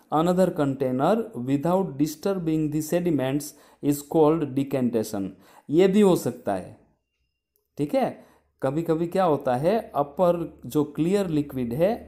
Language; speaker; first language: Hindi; non-native, local second language; Gujarati